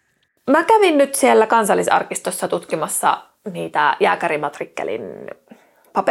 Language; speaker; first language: Finnish; native; Finnish